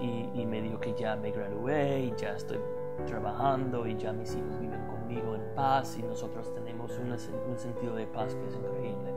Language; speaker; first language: Spanish; non-native, fluent; English